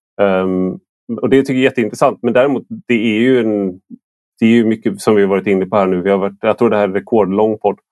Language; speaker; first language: Swedish; native; Swedish